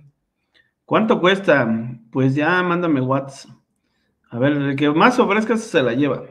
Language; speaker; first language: Spanish; native; Spanish